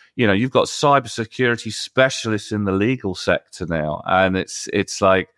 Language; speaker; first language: English; native; English